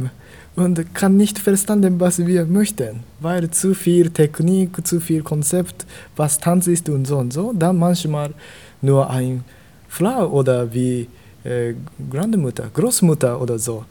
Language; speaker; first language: German; non-native, learner; Japanese